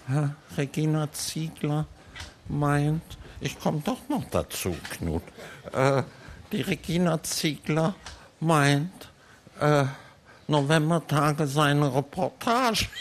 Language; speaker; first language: German; early bilingual, heritage; German